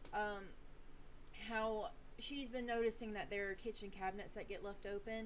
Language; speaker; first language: English; native; English